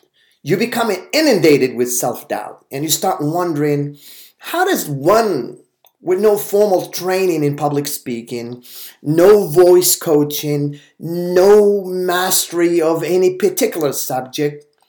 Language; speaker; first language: English; non-native, fluent; Arabic